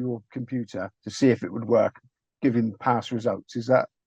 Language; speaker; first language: English; native; English